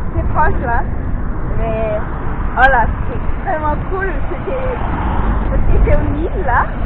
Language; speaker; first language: French; non-native, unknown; Portuguese